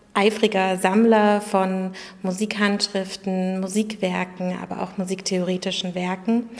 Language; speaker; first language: German; native; German